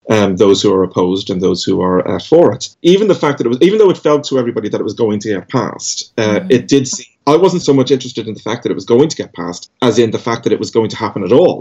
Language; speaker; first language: English; native; English